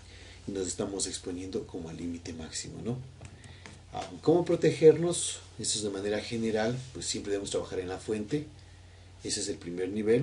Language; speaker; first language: Spanish; native; Spanish